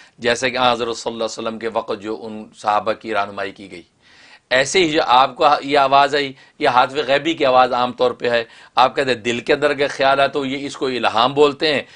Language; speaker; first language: Urdu; native; Urdu